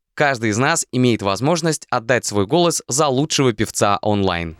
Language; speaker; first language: Russian; native; Russian